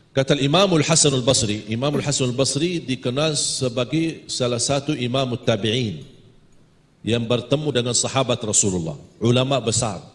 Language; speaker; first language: Malay; non-native, fluent; Arabic